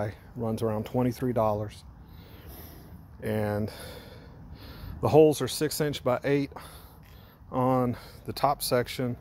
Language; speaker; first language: English; native; English